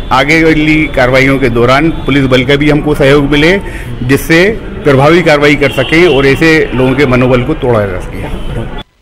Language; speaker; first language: Hindi; native; Hindi